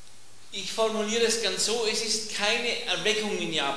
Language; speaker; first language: German; native; German